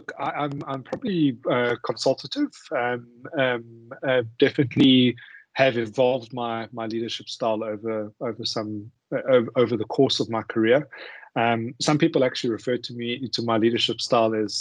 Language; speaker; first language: English; native; English